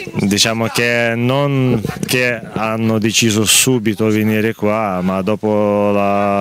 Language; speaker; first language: Italian; non-native, learner; Ukrainian